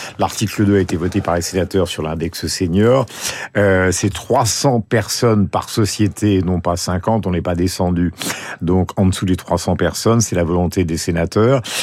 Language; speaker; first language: French; native; French